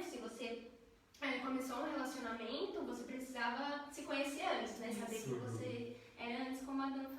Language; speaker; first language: Portuguese; native; Portuguese